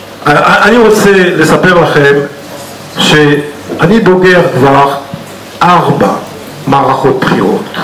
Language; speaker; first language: Hebrew; non-native, fluent; French